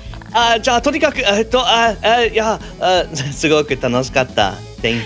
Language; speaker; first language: Japanese; non-native, learner; English